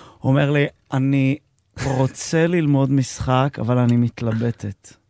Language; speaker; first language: Hebrew; native; Hebrew